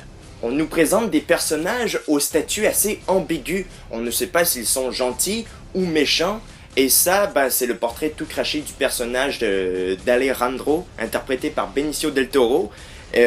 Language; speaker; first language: French; native; French